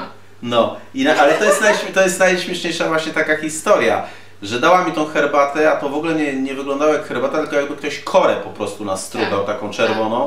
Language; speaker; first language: Polish; native; Polish